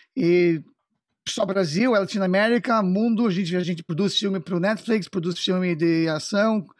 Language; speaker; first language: Portuguese; non-native, fluent; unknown